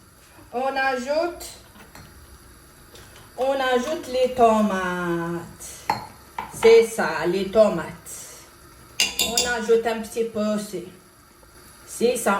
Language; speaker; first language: French; non-native, local second language; Arabic